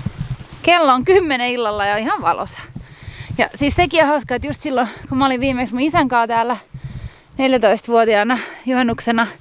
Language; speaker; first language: Finnish; native; Finnish